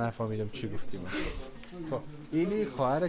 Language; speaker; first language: Persian; native; Persian